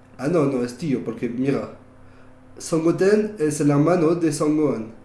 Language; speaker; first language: Spanish; non-native, learner; French